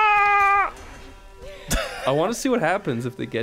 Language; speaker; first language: English; native; English